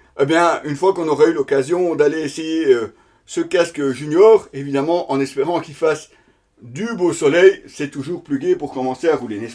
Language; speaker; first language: French; native; French